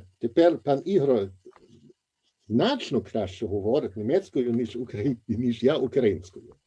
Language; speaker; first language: Ukrainian; non-native, fluent; German